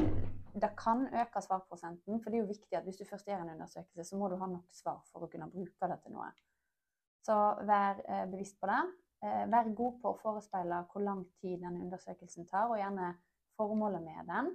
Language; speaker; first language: Norwegian; native; Norwegian